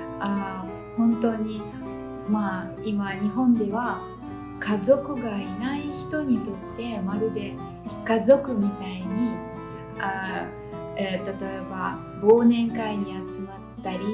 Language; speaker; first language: Japanese; non-native, fluent; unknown